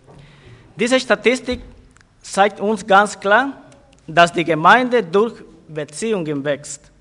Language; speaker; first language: German; non-native, fluent; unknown